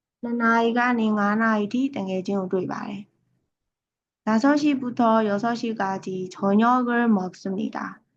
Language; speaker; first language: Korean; non-native, fluent; Burmese